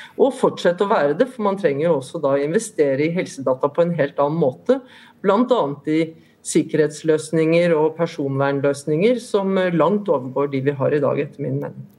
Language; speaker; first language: Norwegian; native; Norwegian